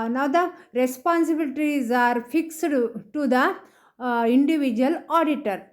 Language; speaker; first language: English; non-native, local second language; Kannada